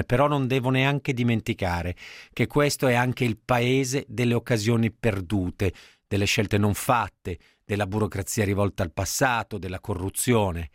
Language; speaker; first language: Italian; native; Italian